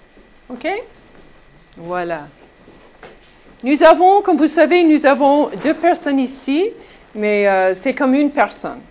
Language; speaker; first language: French; non-native, fluent; English